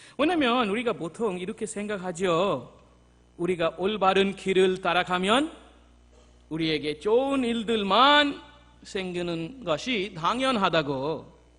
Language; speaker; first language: Korean; non-native, fluent; Bangla